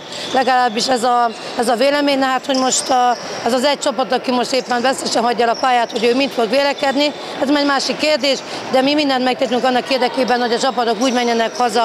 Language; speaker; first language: Hungarian; native; Hungarian